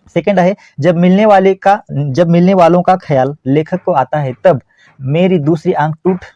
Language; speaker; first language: Hindi; non-native, local second language; Marathi